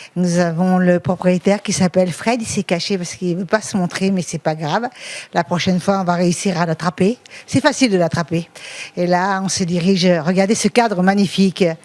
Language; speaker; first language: French; native; French